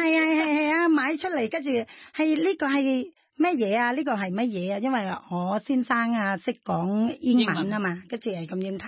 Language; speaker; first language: Chinese; non-native, fluent; Thai